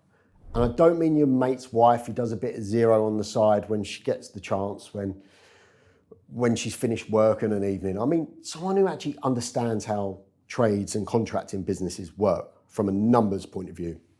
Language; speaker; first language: English; native; English